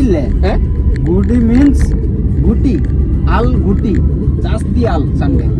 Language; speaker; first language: Malayalam; non-native, learner; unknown